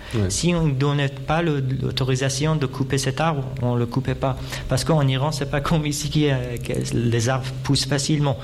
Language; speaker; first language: French; non-native, fluent; Persian